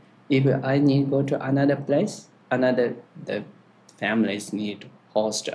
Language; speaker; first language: English; non-native, learner; Tibetan